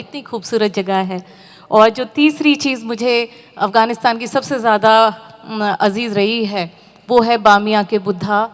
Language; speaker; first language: Hindi; native; Hindi